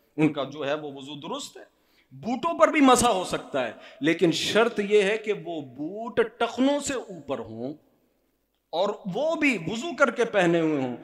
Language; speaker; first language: Urdu; non-native, local second language; Punjabi